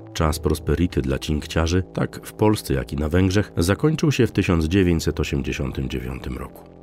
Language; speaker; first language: Polish; native; Polish